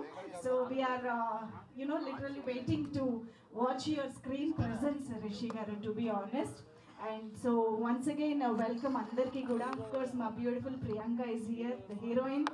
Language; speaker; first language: Telugu; native; Telugu